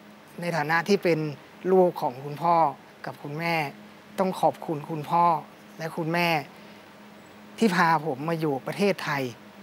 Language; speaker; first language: Thai; early bilingual, other home language; English